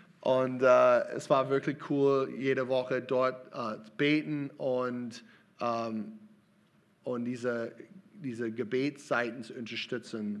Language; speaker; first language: German; non-native, learner; English